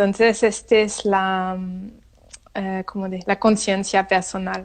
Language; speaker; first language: Spanish; non-native, learner; French